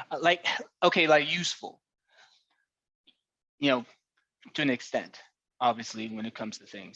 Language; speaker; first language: English; native; English